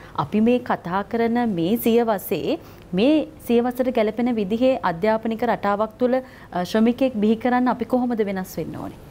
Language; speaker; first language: Sinhala; native; Sinhala